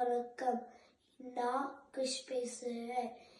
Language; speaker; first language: Tamil; early bilingual, heritage; Tamil